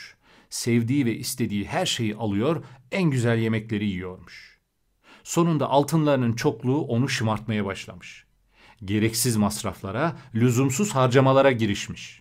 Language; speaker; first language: Turkish; native; Turkish